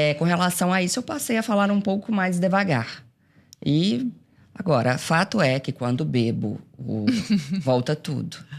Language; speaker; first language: Portuguese; native; Portuguese